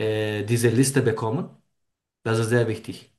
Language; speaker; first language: German; non-native, learner; Turkish